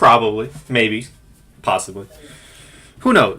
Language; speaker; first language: English; native; English